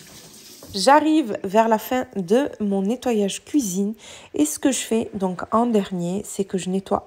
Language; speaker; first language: French; native; French